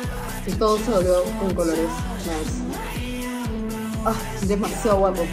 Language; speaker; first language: Spanish; native; Spanish